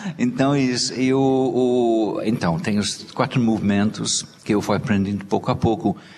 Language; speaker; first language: Portuguese; non-native, fluent; English